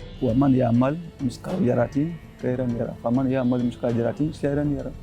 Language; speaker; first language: Indonesian; non-native, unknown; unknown